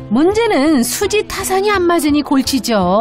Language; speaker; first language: Korean; native; Korean